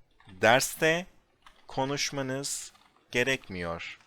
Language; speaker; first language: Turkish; non-native, fluent; English